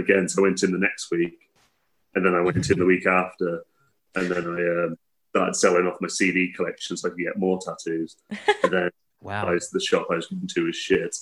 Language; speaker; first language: English; native; English